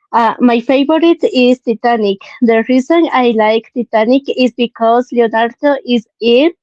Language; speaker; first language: English; non-native, learner; Spanish